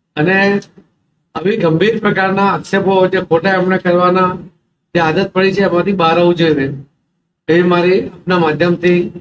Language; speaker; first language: Gujarati; non-native, local second language; Marathi